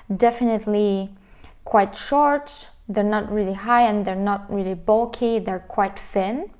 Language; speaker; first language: English; non-native, fluent; French